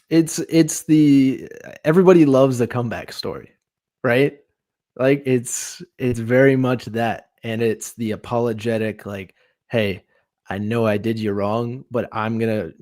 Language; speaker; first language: English; native; English